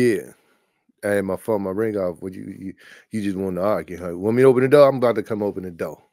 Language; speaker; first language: English; native; English